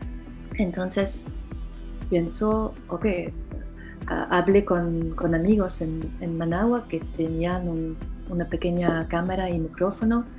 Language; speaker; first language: Spanish; non-native, fluent; French